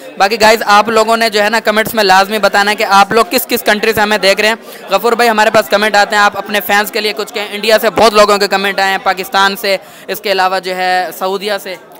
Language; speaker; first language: Urdu; non-native, local second language; Punjabi